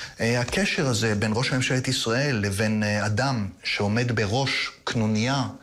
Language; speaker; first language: Hebrew; native; Hebrew